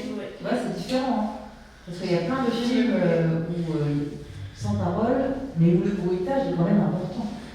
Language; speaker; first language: French; native; French